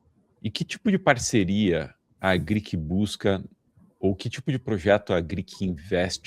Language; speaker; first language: Portuguese; native; Portuguese